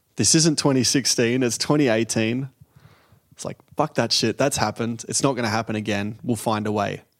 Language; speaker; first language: English; native; English